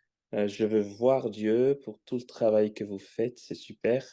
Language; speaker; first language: French; native; French